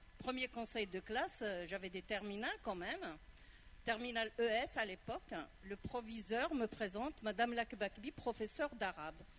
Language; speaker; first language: French; non-native, local second language; Arabic